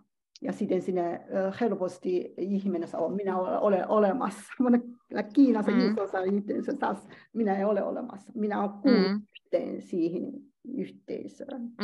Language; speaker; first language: Finnish; non-native, learner; Chinese